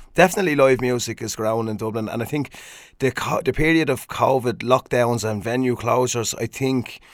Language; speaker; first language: English; native; English